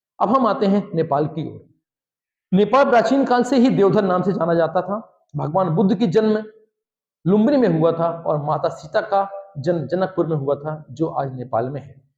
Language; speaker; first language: Hindi; native; Hindi